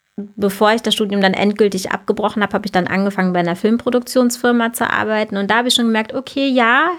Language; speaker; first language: German; native; German